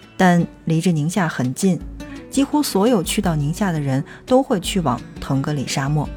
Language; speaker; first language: Chinese; native; Chinese